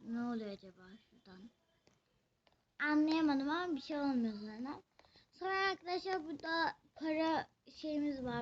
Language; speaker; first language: Turkish; native; Turkish